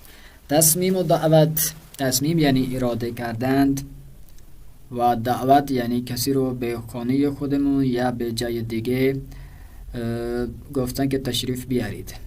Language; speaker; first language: Persian; non-native, fluent; Urdu